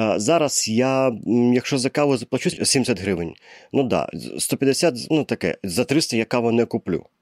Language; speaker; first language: Ukrainian; non-native, local second language; Russian